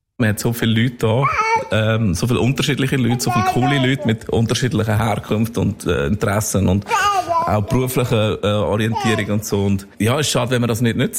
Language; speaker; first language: German; native; German